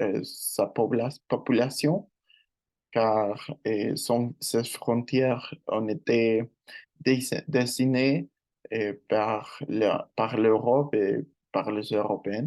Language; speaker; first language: French; non-native, learner; Spanish